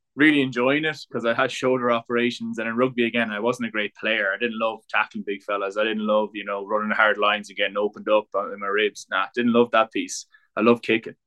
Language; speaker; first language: English; native; English